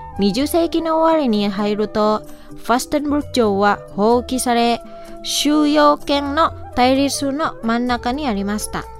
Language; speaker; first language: Japanese; non-native, fluent; Indonesian